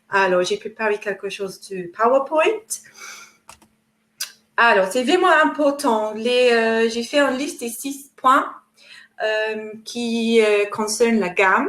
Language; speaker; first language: French; non-native, fluent; English